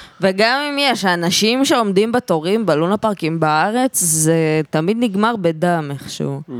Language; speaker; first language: Hebrew; native; Hebrew